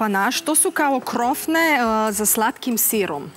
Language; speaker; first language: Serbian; non-native, learner; Romanian